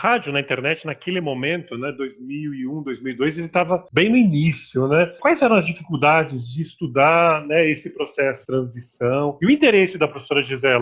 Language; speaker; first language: Portuguese; native; Portuguese